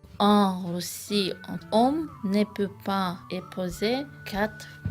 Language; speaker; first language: French; non-native, learner; Russian